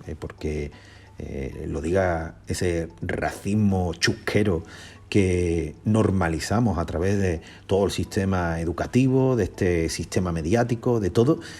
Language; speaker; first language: Spanish; native; Spanish